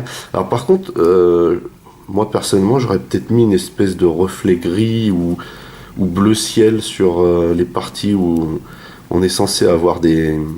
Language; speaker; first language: French; native; French